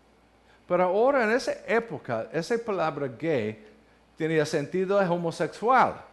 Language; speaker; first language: Spanish; non-native, learner; English